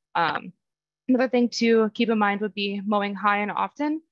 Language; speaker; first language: English; native; English